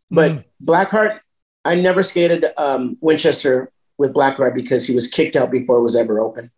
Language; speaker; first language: English; native; English